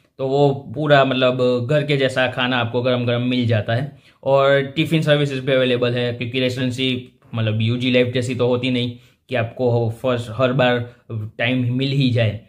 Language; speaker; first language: Hindi; non-native, local second language; Gujarati